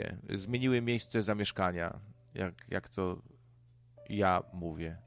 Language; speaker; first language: Polish; native; Polish